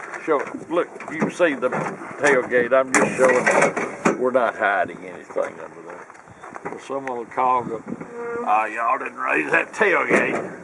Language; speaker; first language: English; native; English